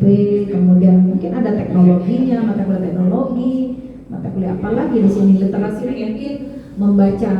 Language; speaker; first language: Indonesian; native; Indonesian